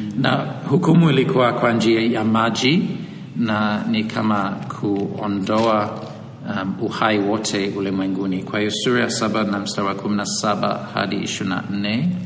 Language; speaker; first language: Swahili; non-native, fluent; English